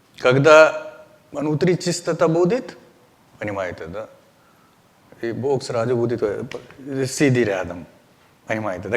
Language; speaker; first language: Russian; non-native, learner; Hindi